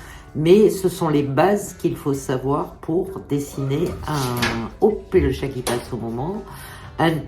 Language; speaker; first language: French; native; French